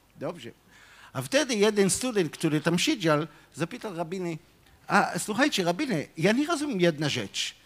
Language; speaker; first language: Polish; non-native, fluent; Hebrew